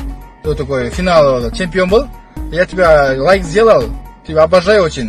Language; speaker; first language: Russian; non-native, local second language; Kyrgyz